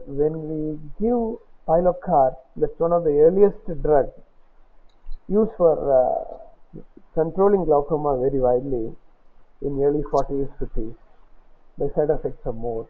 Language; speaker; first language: English; non-native, local second language; Tamil